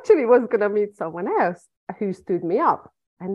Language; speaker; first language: English; non-native, fluent; Hungarian